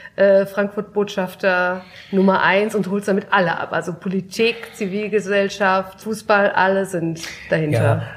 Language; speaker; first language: German; native; German